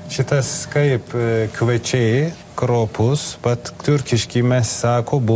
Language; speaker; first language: Lithuanian; non-native, learner; Turkish